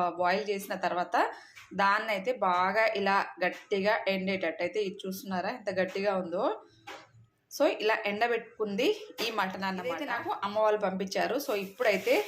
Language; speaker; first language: Telugu; non-native, local second language; Lambadi